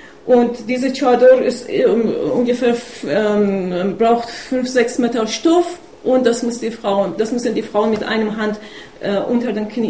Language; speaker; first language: German; non-native, fluent; Persian